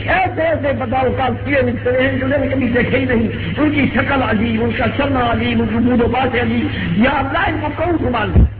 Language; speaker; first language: Urdu; non-native, local second language; Sindhi